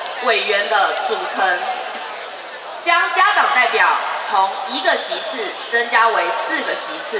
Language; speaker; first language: Chinese; native; Chinese